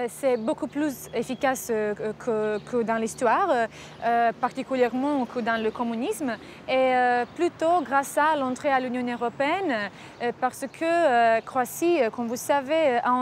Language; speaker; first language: French; non-native, fluent; Croatian